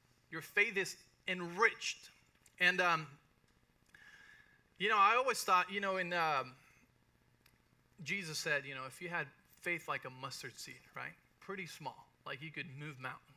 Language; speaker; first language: English; native; English